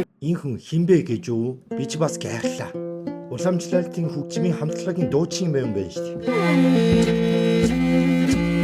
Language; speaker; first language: Mongolian; native; Mongolian